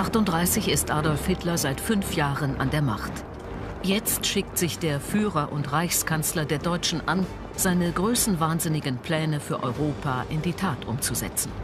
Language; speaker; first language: German; native; German